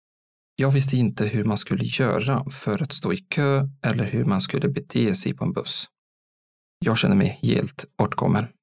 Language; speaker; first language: Swedish; non-native, fluent; Arabic